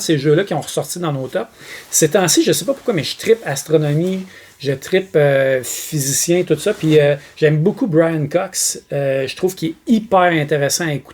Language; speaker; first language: French; native; French